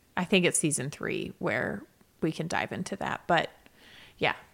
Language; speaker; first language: English; native; English